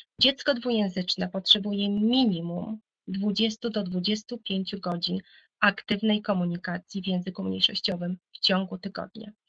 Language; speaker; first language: Polish; native; Polish